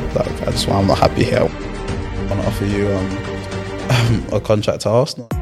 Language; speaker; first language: English; early bilingual, other home language; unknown